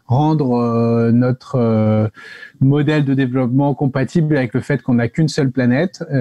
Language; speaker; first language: French; native; French